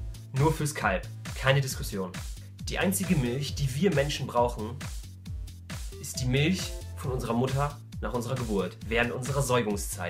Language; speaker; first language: German; native; German